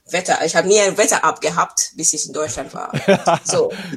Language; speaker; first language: German; non-native, fluent; English